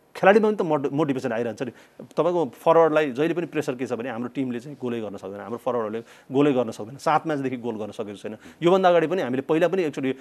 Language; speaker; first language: Nepali; native; Nepali